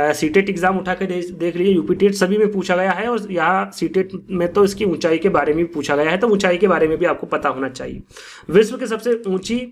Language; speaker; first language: Hindi; native; Hindi